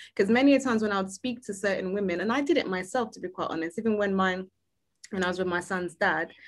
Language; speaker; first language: English; native; English